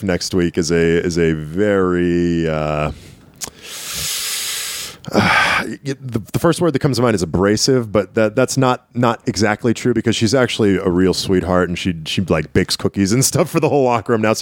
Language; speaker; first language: English; native; English